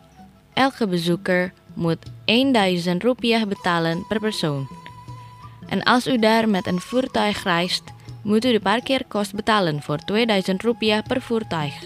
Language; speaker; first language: Dutch; non-native, learner; Indonesian